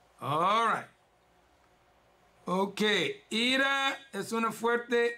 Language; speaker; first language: Spanish; early bilingual, heritage; English